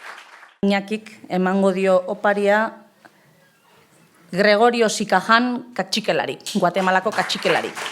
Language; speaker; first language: Basque; native; Basque